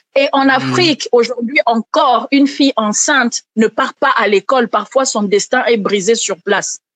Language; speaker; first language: French; non-native, local second language; Lingala